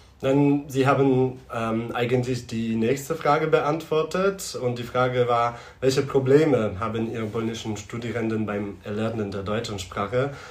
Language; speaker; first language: German; non-native, fluent; Polish